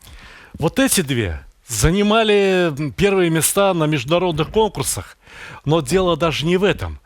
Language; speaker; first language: Russian; native; Russian